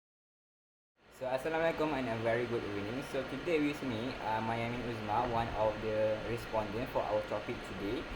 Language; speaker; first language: English; non-native, local second language; Malay